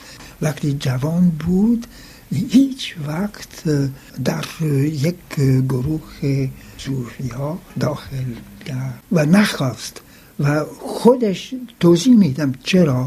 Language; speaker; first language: Persian; non-native, fluent; French